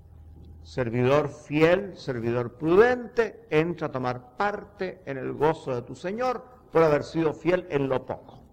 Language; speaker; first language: Spanish; native; Spanish